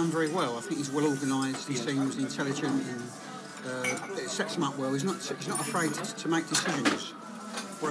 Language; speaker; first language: English; native; English